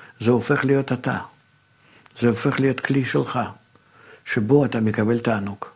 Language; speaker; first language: Hebrew; non-native, fluent; Russian